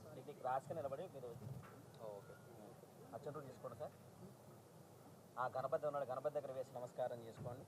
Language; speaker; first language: Telugu; native; Telugu